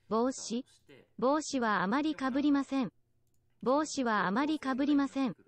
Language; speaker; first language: Japanese; non-native, learner; English